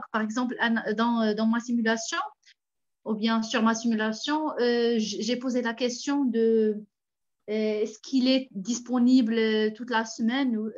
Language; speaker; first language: French; non-native, fluent; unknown